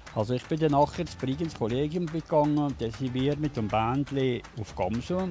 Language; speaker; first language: German; native; German